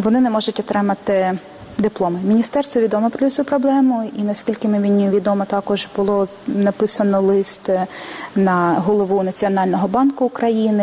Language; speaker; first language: Ukrainian; native; Ukrainian